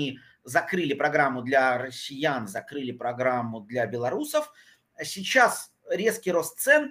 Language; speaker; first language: Russian; native; Russian